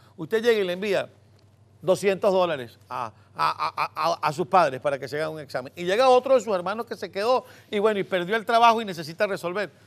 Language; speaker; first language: Spanish; native; Spanish